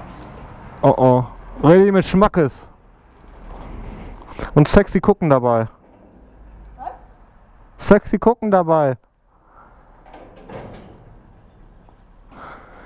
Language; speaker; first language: German; native; German